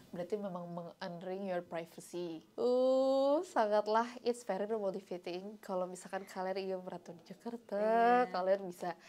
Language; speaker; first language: Indonesian; native; Indonesian